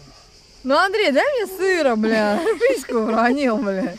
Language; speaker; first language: Russian; native; Russian